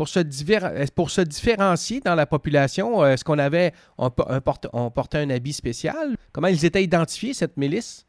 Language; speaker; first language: French; native; French